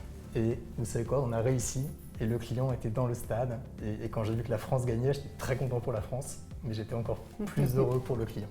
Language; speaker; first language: French; native; French